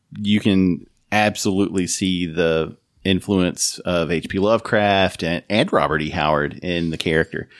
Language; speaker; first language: English; native; English